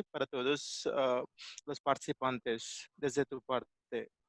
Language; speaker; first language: Spanish; non-native, learner; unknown